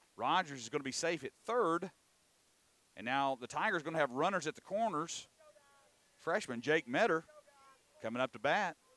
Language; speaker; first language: English; native; English